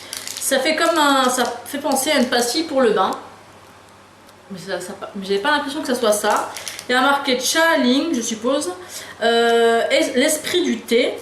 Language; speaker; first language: French; native; French